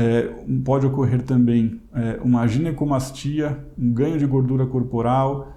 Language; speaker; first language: Portuguese; native; Portuguese